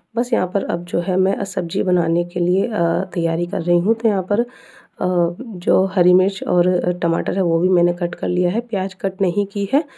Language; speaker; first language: Hindi; native; Hindi